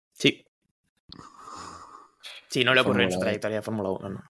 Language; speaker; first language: Spanish; native; Spanish